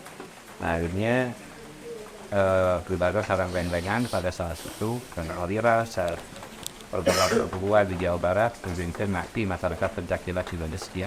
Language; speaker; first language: Indonesian; non-native, local second language; Sundanese